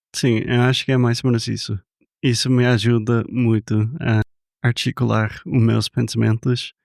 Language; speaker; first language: Portuguese; non-native, fluent; English